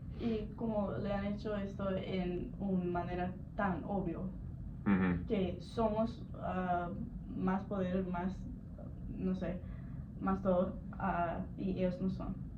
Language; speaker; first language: Spanish; non-native, learner; English